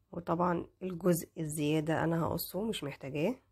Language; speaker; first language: Arabic; native; Arabic